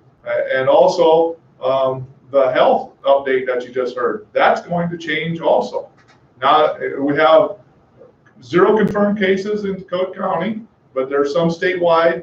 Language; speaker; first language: English; native; English